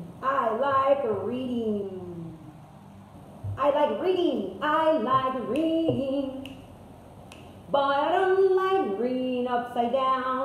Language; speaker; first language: English; non-native, fluent; Spanish